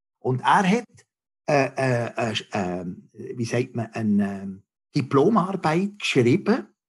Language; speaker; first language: German; non-native, local second language; French